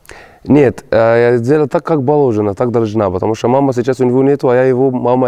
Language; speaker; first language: Russian; non-native, learner; Arabic